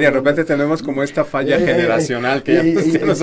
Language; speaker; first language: Spanish; native; Spanish